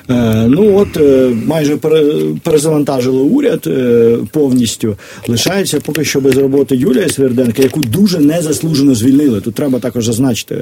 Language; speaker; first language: Ukrainian; native; Ukrainian